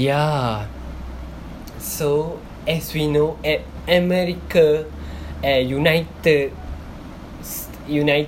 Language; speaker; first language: English; non-native, local second language; Malay